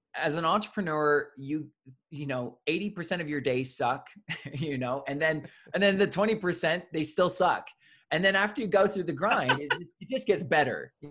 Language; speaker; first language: English; native; English